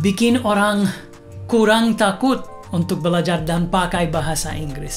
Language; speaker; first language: Indonesian; non-native, fluent; English